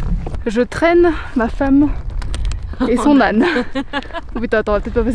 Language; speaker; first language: French; native; French